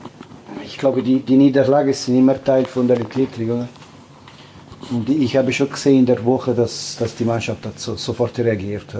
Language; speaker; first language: German; non-native, fluent; Italian